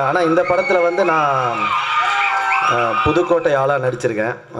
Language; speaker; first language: Tamil; native; Tamil